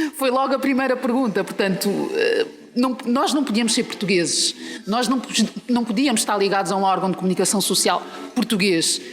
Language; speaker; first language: Portuguese; native; Portuguese